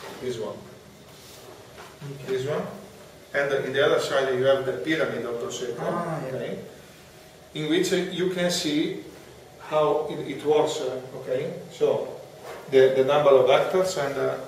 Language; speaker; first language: English; non-native, fluent; Italian